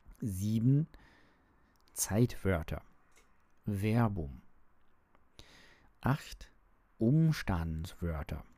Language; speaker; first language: German; non-native, learner; English